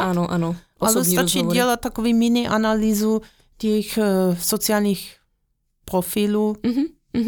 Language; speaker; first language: Czech; non-native, fluent; German